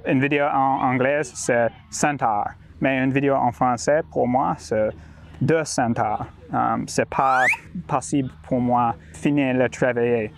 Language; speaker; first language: French; non-native, learner; English